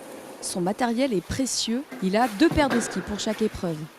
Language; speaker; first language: French; native; French